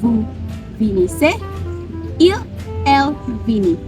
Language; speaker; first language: French; non-native, learner; Indonesian